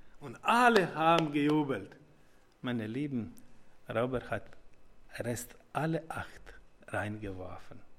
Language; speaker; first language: German; non-native, learner; Croatian